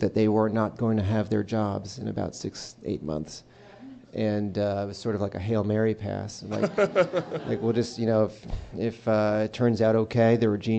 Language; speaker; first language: English; native; English